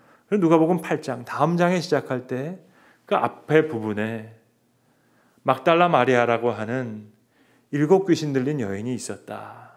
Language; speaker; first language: Korean; native; Korean